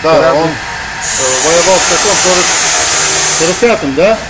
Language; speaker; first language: Russian; non-native, fluent; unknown